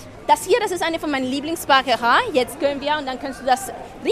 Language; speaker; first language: German; non-native, fluent; Spanish